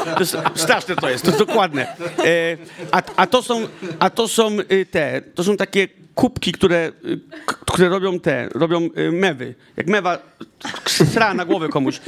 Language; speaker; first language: Polish; early bilingual, heritage; Polish